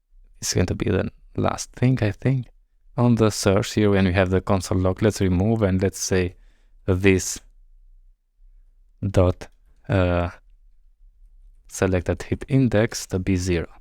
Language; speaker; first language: English; non-native, fluent; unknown